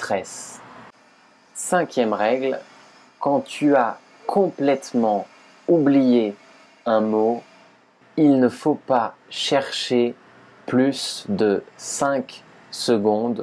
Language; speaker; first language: French; native; French